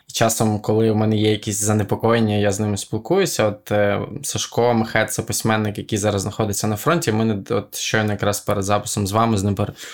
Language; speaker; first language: Ukrainian; native; Ukrainian